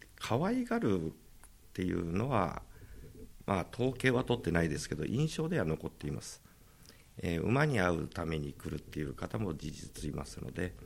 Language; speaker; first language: Japanese; native; Japanese